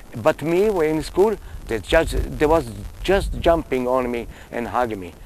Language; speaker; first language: English; non-native, fluent; Hebrew